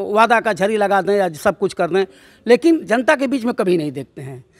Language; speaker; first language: Hindi; native; Hindi